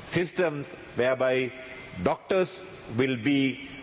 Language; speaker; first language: English; non-native, local second language; Sinhala